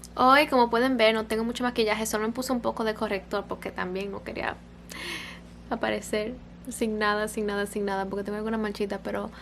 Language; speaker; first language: Spanish; early bilingual, other home language; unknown